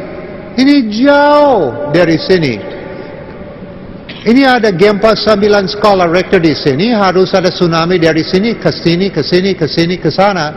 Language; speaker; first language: Indonesian; non-native, learner; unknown